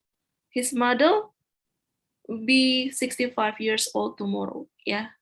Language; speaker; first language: English; non-native, fluent; Indonesian